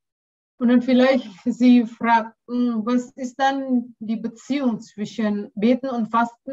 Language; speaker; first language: German; non-native, learner; Indonesian